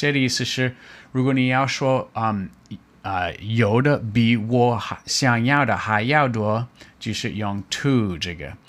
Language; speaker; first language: Chinese; non-native, fluent; English